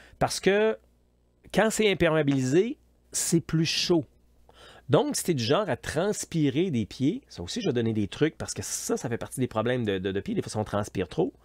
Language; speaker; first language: French; native; French